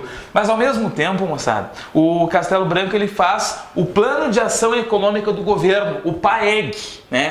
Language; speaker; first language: Portuguese; native; Portuguese